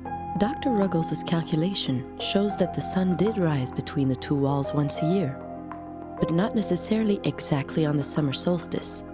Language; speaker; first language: English; native; English